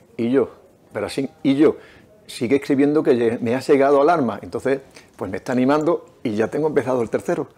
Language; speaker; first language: Spanish; native; Spanish